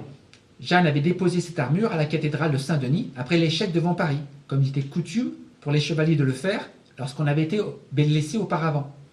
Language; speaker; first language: French; native; French